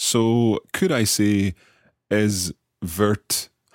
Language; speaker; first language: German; non-native, learner; English